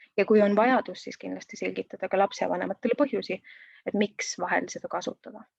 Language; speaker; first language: Estonian; native; Estonian